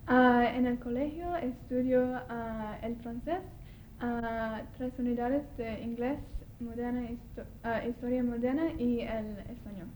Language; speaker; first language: Spanish; non-native, learner; English